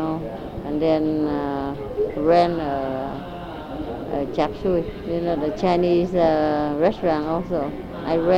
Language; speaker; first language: English; non-native, learner; Vietnamese